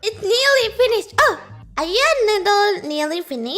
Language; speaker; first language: English; non-native, learner; Japanese